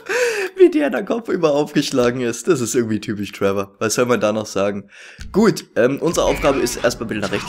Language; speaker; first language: German; native; German